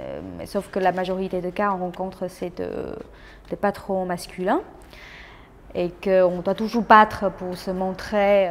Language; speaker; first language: French; non-native, fluent; Chinese